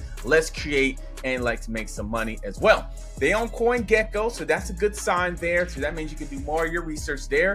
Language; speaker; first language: English; native; English